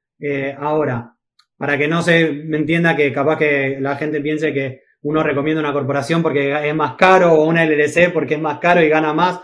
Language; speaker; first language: Spanish; native; Spanish